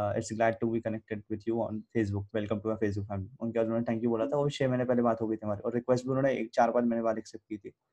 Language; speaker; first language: Hindi; native; Hindi